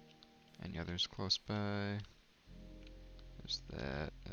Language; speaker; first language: English; native; English